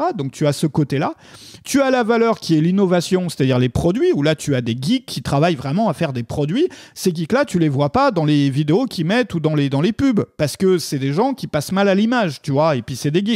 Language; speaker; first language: French; native; French